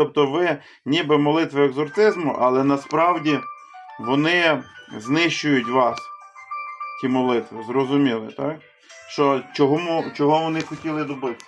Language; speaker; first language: Ukrainian; native; Ukrainian